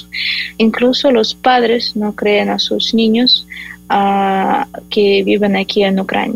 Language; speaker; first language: Spanish; non-native, fluent; Ukrainian